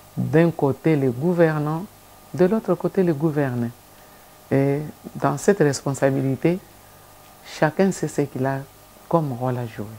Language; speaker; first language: French; non-native, local second language; Lingala